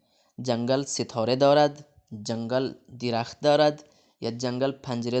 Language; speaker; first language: Persian; non-native, fluent; Urdu